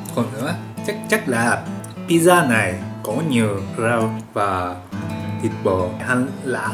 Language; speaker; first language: Vietnamese; non-native, learner; Japanese